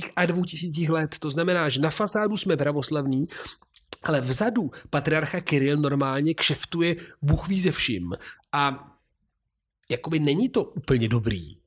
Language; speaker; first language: Czech; non-native, fluent; Italian